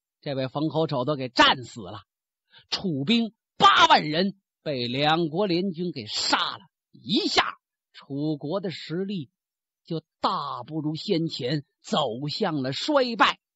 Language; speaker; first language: Chinese; native; Chinese